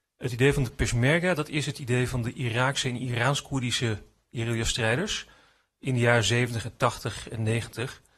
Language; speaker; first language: Dutch; native; Dutch